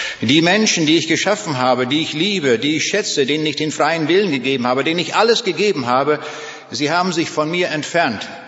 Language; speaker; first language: German; native; German